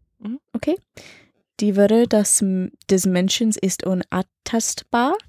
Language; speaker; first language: German; non-native, learner; English